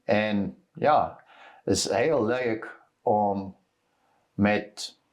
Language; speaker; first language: Dutch; non-native, learner; Afrikaans